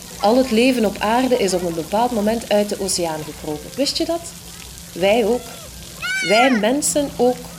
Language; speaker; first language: Dutch; native; Dutch